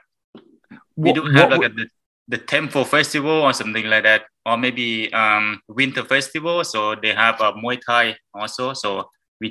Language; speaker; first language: English; non-native, learner; Thai